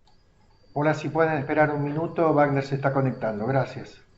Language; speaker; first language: Spanish; native; Spanish